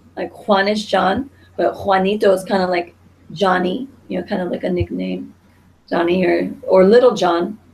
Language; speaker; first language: English; native; English